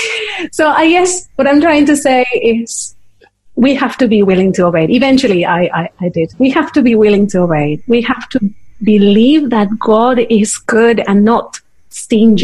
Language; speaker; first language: English; non-native, fluent; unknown